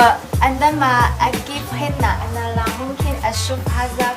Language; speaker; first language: Arabic; non-native, learner; Chinese